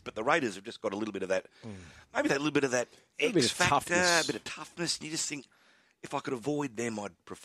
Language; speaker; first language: English; native; English